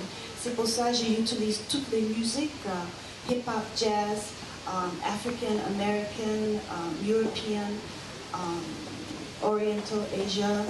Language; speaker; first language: French; non-native, fluent; English